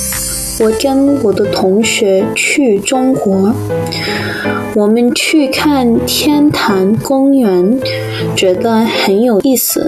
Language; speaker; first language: Chinese; non-native, learner; English